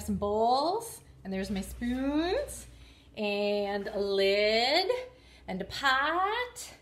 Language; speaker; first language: English; native; English